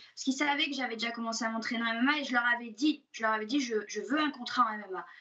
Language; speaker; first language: French; native; French